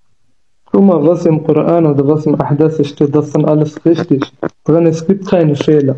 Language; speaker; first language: German; non-native, learner; Kurdish